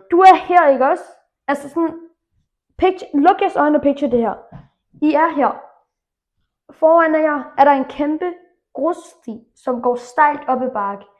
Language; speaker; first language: Danish; early bilingual, other home language; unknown